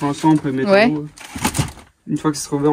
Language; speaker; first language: French; native; French